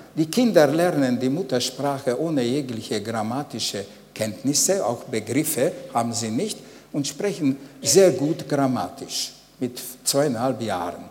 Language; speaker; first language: German; non-native, fluent; Hungarian